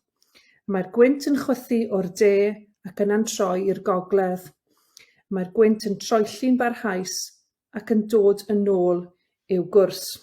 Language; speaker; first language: Welsh; native; Welsh